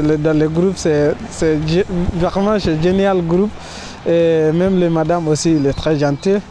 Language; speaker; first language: French; non-native, learner; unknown